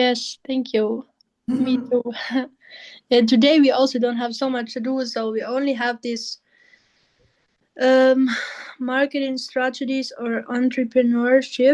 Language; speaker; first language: English; non-native, learner; German